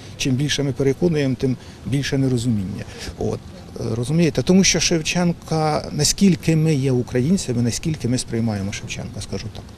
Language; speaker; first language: Ukrainian; native; Ukrainian